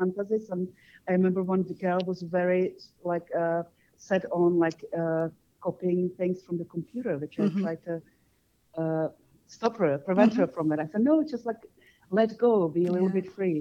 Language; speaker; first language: English; non-native, fluent; Czech